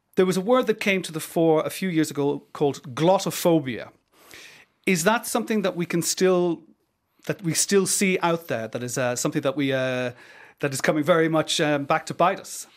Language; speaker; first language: English; native; English